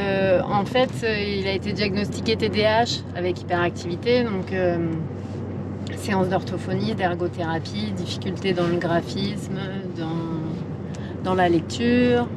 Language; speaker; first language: French; native; French